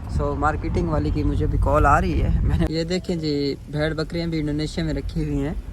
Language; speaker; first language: Urdu; non-native, local second language; Saraiki